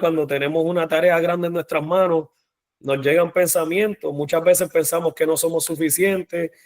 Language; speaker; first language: Spanish; native; Spanish